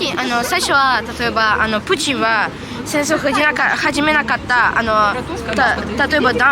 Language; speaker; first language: Japanese; non-native, learner; Russian